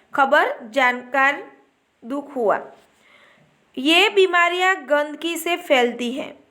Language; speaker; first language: Hindi; non-native, local second language; Gujarati